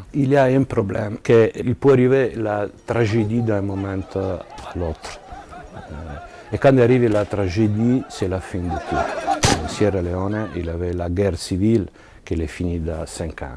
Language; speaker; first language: French; non-native, learner; Italian